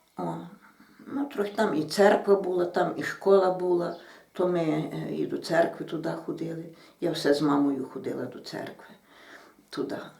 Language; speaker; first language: Ukrainian; native; Ukrainian